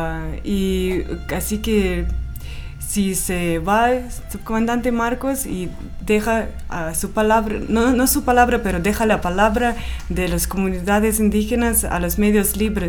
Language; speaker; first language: Spanish; non-native, fluent; Russian